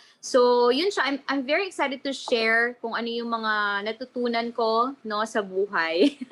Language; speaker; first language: Filipino; non-native, local second language; Cebuano